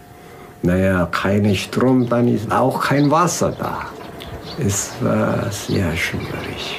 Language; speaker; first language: German; non-native, fluent; Korean